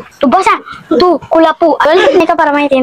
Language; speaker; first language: Filipino; native; Filipino